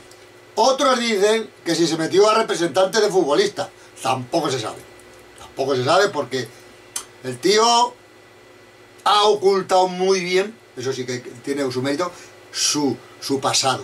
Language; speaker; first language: Spanish; native; Spanish